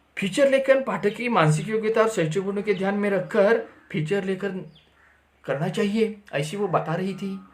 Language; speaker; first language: Hindi; non-native, local second language; Marathi